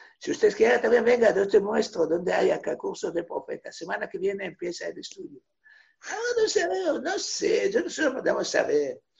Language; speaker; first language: Spanish; non-native, fluent; Hebrew